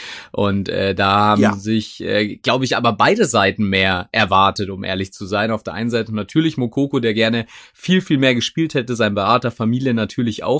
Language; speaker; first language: German; native; German